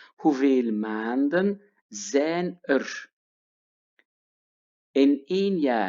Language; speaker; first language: Dutch; non-native, fluent; Turkish